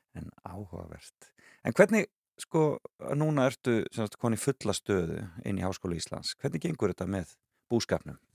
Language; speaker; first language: Icelandic; native; Icelandic